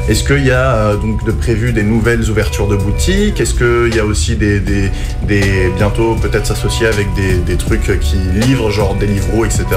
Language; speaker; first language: French; native; French